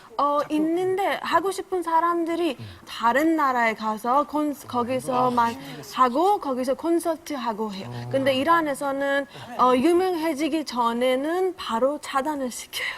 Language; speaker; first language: Korean; non-native, fluent; Persian